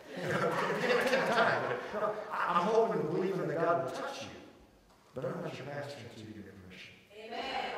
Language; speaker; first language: English; early bilingual, other home language; Korean